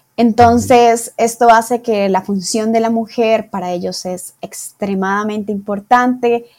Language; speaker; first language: Spanish; native; Spanish